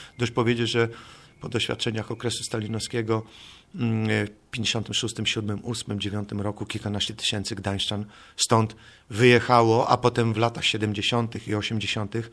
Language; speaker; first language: Polish; native; Polish